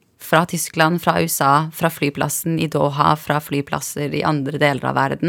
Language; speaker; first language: Norwegian; early bilingual, other home language; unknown